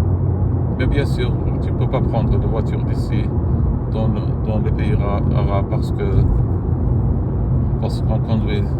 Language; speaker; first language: French; non-native, fluent; Arabic